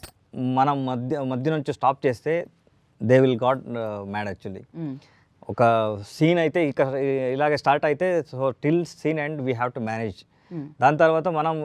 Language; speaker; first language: Telugu; non-native, learner; Kannada